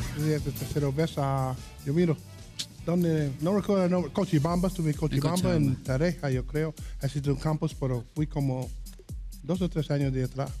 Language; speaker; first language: Spanish; non-native, learner; English